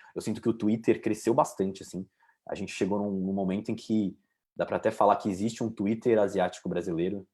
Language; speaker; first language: Portuguese; native; Portuguese